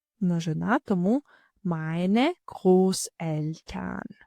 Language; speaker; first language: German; non-native, fluent; Ukrainian